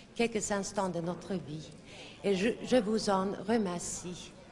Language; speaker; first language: French; non-native, fluent; Swedish